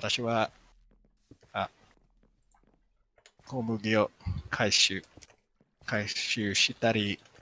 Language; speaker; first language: Japanese; non-native, learner; English